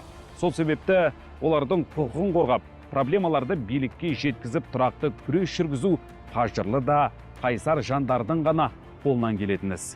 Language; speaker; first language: Kazakh; native; Kazakh